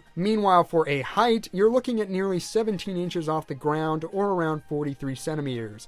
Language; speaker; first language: English; native; English